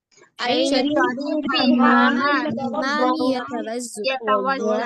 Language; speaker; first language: Arabic; non-native, learner; Urdu